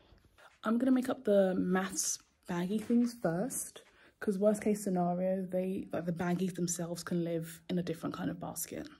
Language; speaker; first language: English; native; English